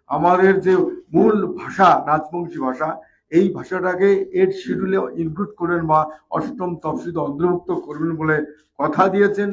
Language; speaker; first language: Bangla; non-native, local second language; Rangpuri